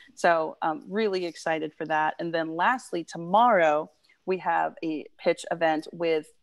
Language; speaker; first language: English; native; English